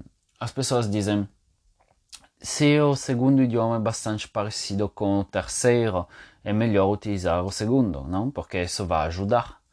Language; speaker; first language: Portuguese; non-native, fluent; Italian